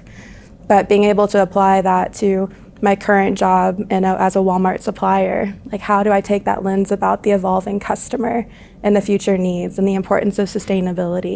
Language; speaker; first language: English; native; English